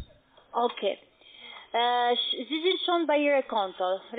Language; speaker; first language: German; non-native, learner; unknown